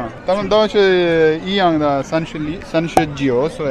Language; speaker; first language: Chinese; non-native, learner; Urdu